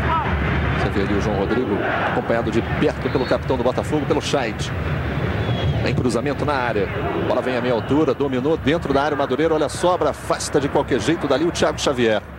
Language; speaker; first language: Portuguese; native; Portuguese